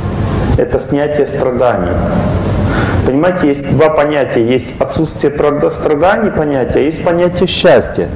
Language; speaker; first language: Russian; native; Russian